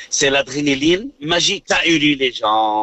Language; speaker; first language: French; non-native, learner; Arabic